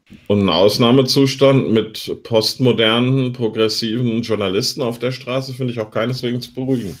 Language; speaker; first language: German; native; German